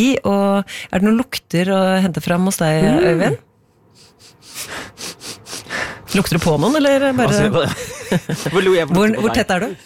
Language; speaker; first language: Norwegian; native; Norwegian